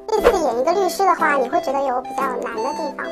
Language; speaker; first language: Chinese; native; Chinese